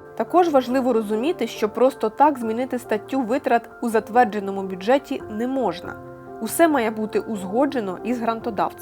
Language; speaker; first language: Ukrainian; native; Ukrainian